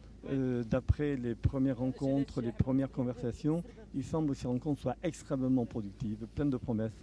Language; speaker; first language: French; native; French